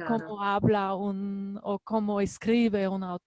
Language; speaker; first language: Spanish; non-native, learner; German